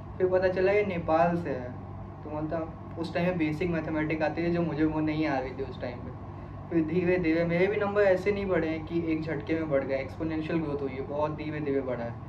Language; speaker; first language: Hindi; native; Hindi